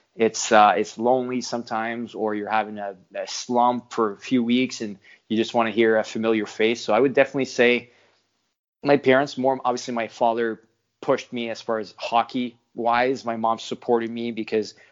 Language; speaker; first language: English; non-native, fluent; French